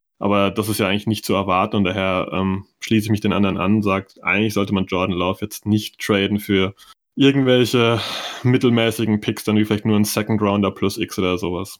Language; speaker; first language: German; native; German